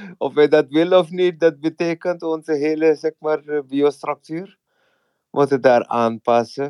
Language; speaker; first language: Dutch; non-native, fluent; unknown